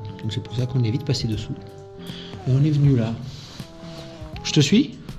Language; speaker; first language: French; native; French